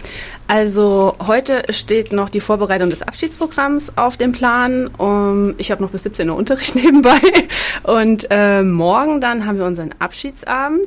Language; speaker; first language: German; native; German